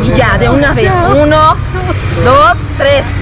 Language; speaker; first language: Spanish; non-native, fluent; Portuguese